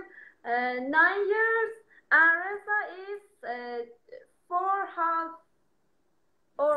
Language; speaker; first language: English; non-native, learner; Persian